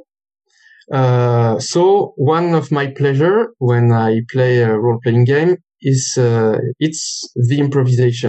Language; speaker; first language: English; non-native, learner; French